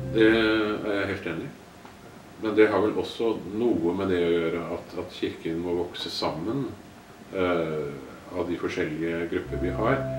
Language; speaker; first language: Norwegian; native; Norwegian